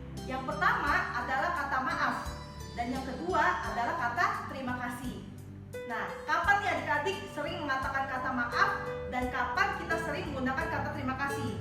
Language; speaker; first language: Indonesian; native; Indonesian